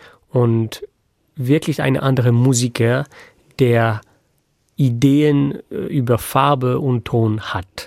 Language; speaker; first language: German; non-native, fluent; French